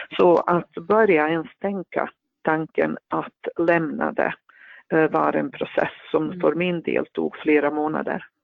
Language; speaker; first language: Swedish; non-native, fluent; Bosnian